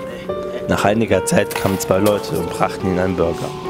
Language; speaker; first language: German; native; German